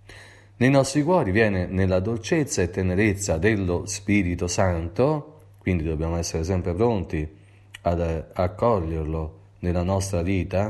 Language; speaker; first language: Italian; native; Italian